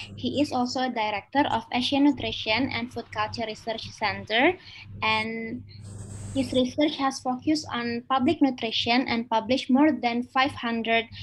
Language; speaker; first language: English; non-native, fluent; Indonesian